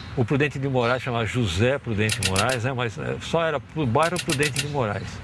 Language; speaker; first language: Portuguese; native; Portuguese